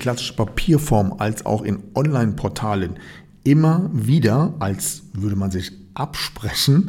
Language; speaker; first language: German; native; German